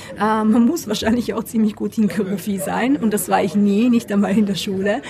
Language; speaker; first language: German; non-native, fluent; Italian